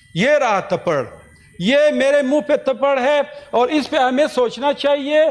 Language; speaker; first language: Urdu; non-native, local second language; Pashto